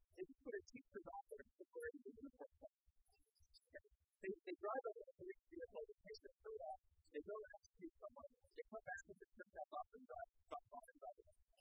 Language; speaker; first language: English; native; English